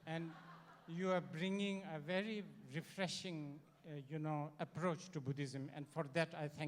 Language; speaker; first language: English; non-native, learner; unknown